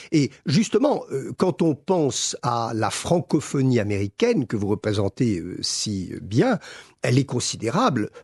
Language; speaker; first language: French; native; French